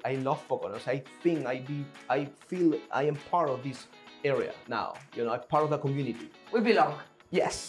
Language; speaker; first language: English; non-native, learner; Spanish